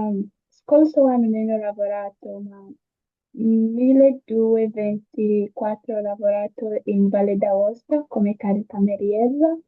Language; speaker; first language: Italian; non-native, learner; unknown